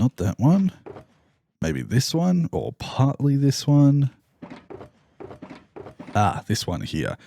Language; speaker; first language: English; native; English